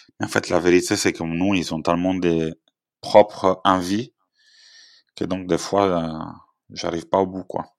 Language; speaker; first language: French; non-native, fluent; Italian